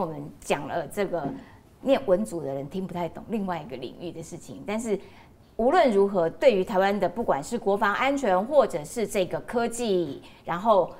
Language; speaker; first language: Chinese; native; Chinese